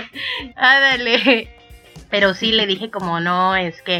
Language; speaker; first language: Spanish; native; Spanish